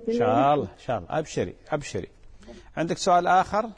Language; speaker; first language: Arabic; native; Arabic